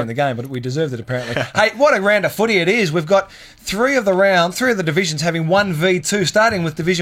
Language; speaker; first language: English; native; English